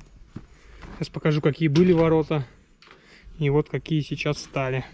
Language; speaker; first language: Russian; native; Russian